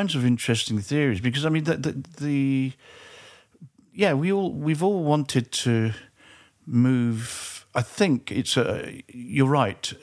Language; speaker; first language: English; native; English